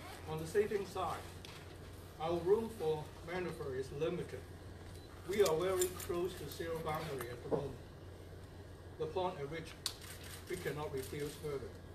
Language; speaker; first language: English; non-native, local second language; Cantonese